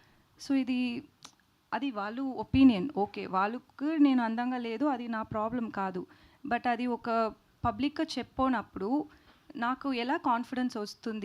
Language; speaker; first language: Telugu; non-native, learner; Tamil